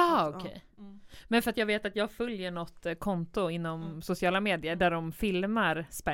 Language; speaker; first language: Swedish; native; Swedish